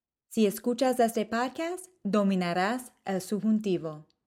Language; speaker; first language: Spanish; non-native, fluent; English